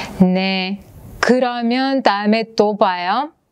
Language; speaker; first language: Korean; non-native, fluent; Russian